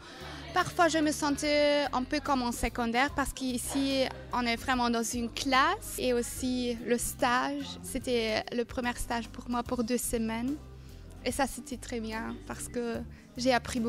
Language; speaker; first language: French; non-native, fluent; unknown